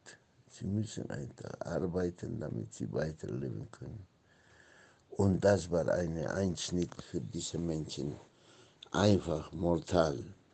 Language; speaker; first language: German; non-native, fluent; Spanish